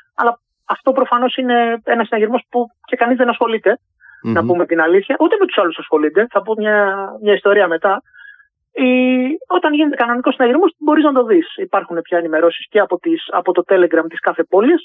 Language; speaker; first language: Greek; native; Greek